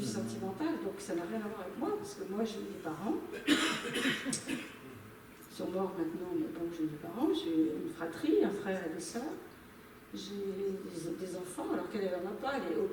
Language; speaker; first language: French; native; French